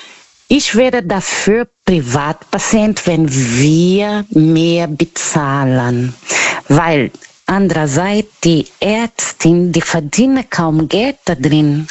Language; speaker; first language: German; non-native, learner; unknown